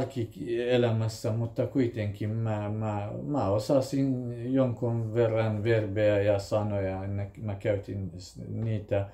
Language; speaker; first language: Finnish; non-native, fluent; Kurdish